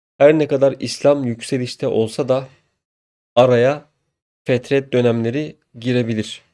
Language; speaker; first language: Turkish; native; Turkish